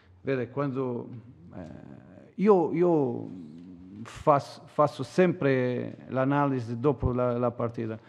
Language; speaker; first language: Italian; non-native, learner; Portuguese